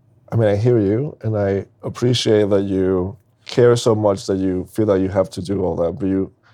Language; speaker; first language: English; non-native, fluent; Spanish